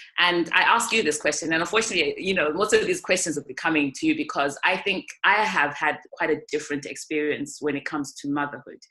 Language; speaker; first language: English; non-native, local second language; North Ndebele